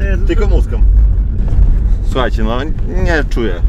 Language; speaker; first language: Polish; native; Polish